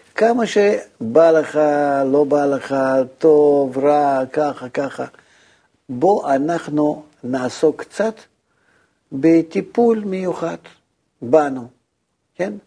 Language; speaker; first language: Hebrew; non-native, fluent; Russian